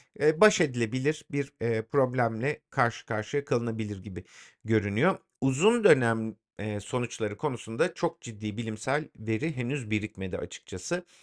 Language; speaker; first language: Turkish; native; Turkish